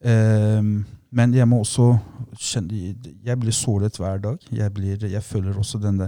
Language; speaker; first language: Norwegian; non-native, fluent; Persian